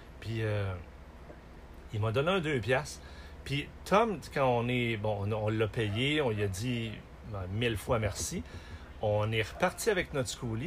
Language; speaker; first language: French; native; French